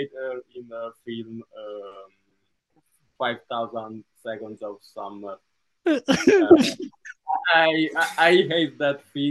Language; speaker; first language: English; non-native, fluent; Italian